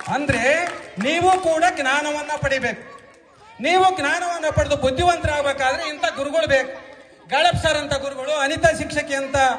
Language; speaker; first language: Kannada; non-native, local second language; Lambadi